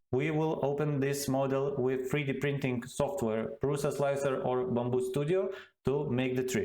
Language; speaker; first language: English; non-native, fluent; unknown